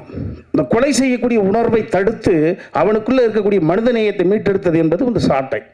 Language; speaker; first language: Tamil; native; Tamil